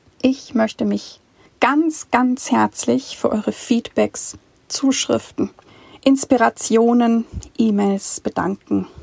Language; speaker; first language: German; native; German